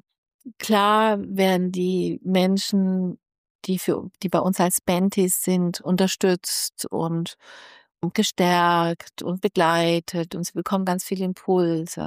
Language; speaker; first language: German; native; German